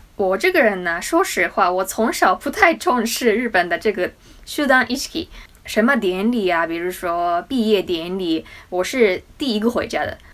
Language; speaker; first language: Chinese; non-native, fluent; Japanese